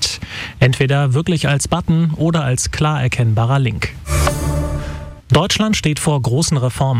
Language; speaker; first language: German; native; German